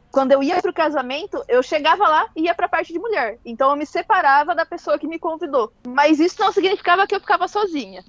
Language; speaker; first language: Portuguese; native; Portuguese